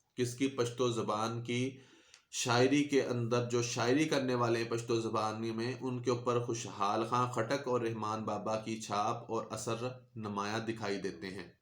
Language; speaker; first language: Urdu; non-native, local second language; Punjabi